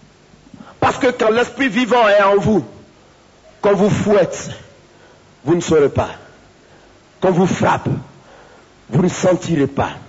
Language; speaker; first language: French; native; French